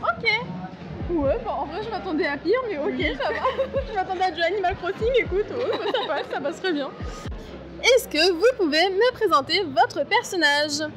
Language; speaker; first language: French; native; French